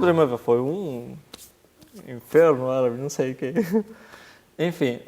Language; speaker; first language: Portuguese; non-native, fluent; Arabic